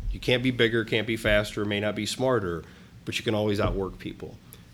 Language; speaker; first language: English; native; English